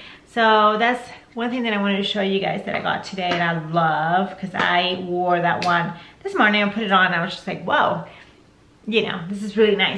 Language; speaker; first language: English; non-native, fluent; Spanish